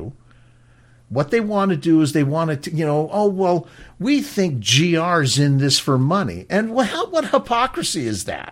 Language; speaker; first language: English; native; English